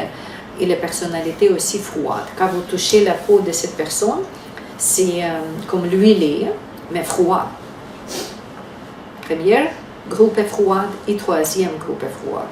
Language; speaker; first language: French; non-native, fluent; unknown